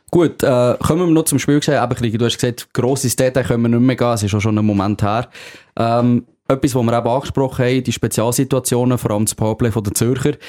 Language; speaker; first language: German; native; German